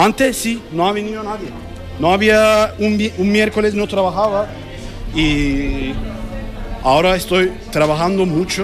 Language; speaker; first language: Spanish; non-native, learner; Turkish